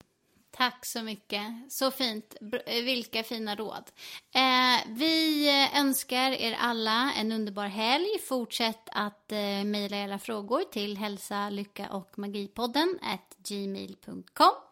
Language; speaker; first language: Swedish; native; Swedish